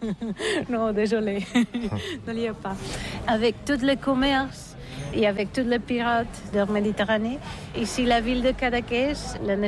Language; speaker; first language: French; non-native, learner; Catalan